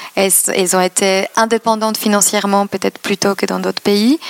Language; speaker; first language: French; non-native, fluent; Polish